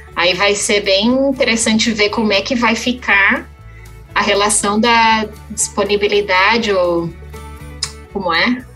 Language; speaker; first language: Portuguese; native; Portuguese